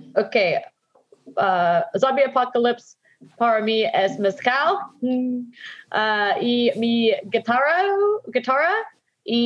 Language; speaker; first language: Spanish; non-native, learner; English